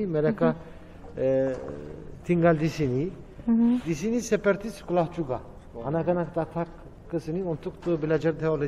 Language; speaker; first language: Indonesian; non-native, learner; Turkish